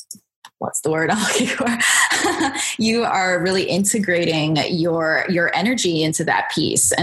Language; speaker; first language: English; native; English